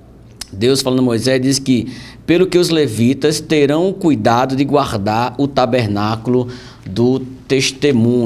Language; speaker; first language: Portuguese; native; Portuguese